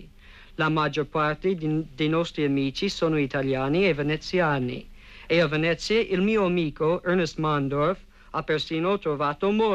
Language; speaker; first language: Italian; non-native, fluent; English